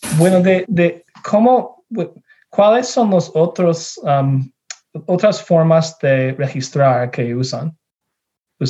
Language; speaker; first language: Spanish; non-native, fluent; English